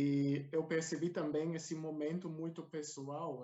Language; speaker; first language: Portuguese; non-native, fluent; German